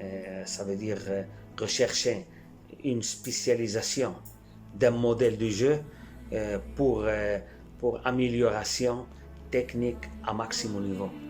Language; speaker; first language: French; non-native, fluent; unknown